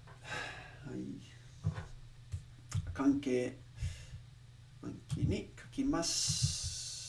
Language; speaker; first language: Japanese; non-native, learner; English